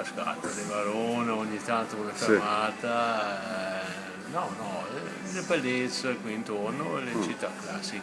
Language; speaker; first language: Italian; non-native, fluent; Danish